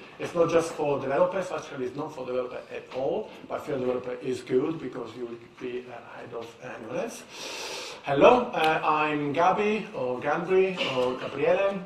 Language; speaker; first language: English; non-native, fluent; Italian